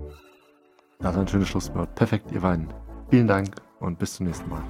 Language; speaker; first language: German; native; German